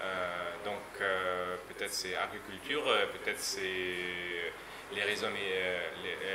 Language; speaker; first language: French; non-native, learner; Russian